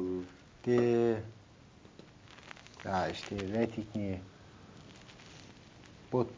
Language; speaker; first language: Dutch; non-native, learner; Turkish